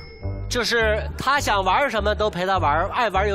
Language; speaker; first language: Chinese; native; Chinese